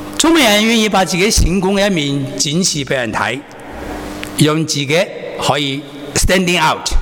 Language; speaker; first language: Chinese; non-native, local second language; Cantonese